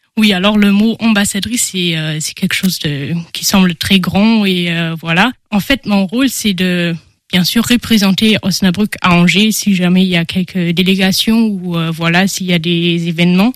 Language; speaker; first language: French; non-native, fluent; German